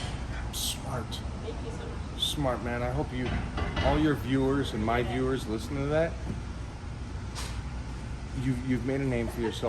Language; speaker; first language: English; native; English